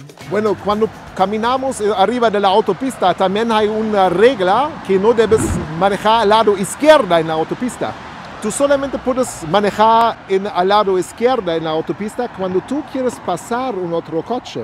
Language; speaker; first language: Spanish; non-native, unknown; German